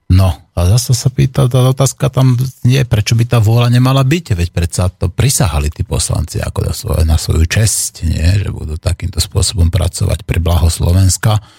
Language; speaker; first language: Slovak; native; Slovak